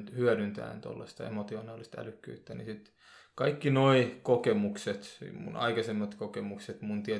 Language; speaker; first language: Finnish; early bilingual, other home language; Oromo